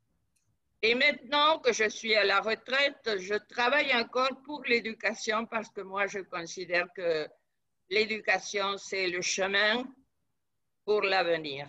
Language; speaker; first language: French; non-native, fluent; Spanish